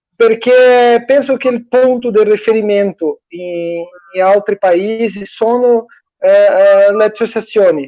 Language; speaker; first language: Italian; non-native, fluent; Portuguese